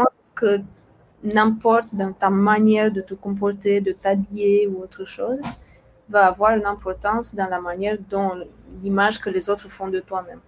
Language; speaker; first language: French; non-native, fluent; Romanian